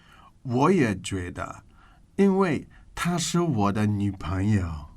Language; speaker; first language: Chinese; non-native, learner; English